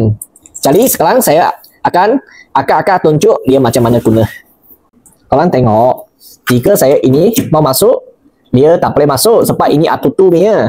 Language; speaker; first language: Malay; non-native, local second language; Chinese